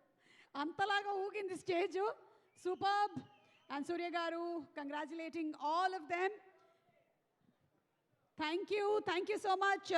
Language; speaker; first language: Telugu; native; Telugu